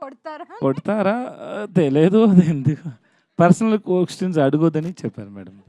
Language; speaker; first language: Telugu; non-native, learner; Tamil